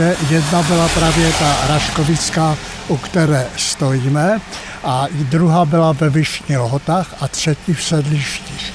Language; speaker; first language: Czech; native; Czech